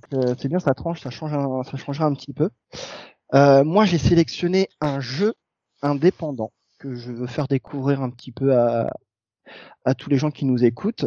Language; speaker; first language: French; native; French